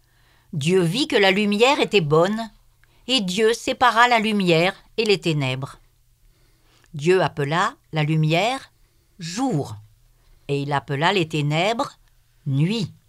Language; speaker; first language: French; native; French